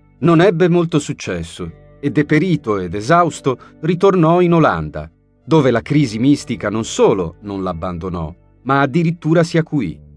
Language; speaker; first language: Italian; native; Italian